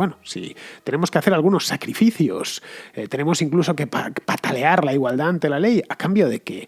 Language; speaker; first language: Spanish; native; Spanish